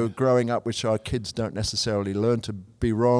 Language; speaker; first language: English; native; English